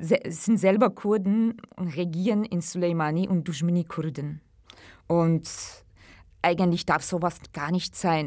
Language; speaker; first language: German; non-native, fluent; Kurdish